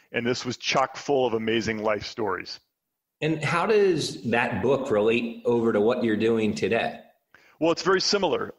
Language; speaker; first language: English; native; English